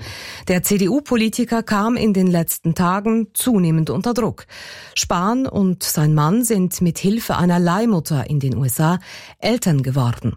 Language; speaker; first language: German; native; German